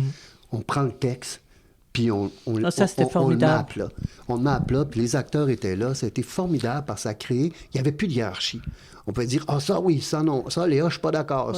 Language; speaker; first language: French; native; French